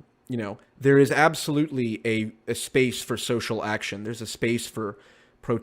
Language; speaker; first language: English; native; English